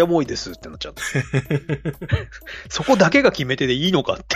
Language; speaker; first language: Japanese; native; Japanese